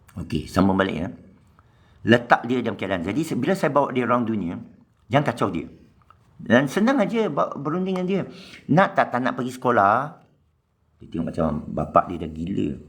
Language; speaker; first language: Malay; non-native, local second language; Chinese